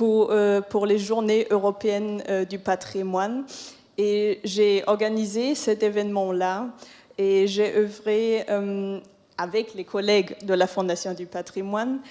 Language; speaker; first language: French; non-native, fluent; German